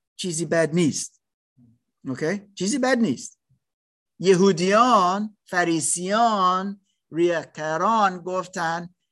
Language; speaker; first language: Persian; non-native, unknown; German